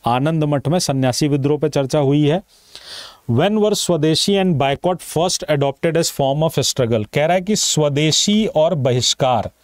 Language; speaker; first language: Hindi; native; Hindi